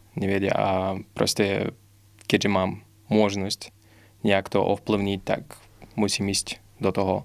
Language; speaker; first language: Slovak; non-native, fluent; Russian